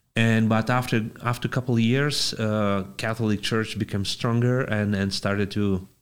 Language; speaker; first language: English; non-native, fluent; Lithuanian